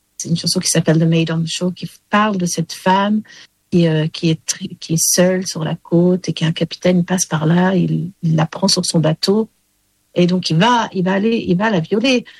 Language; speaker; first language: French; early bilingual, heritage; English